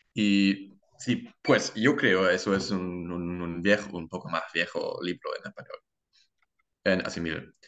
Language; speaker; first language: Spanish; non-native, learner; German